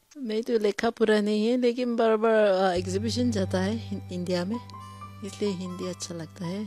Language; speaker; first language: Hindi; non-native, local second language; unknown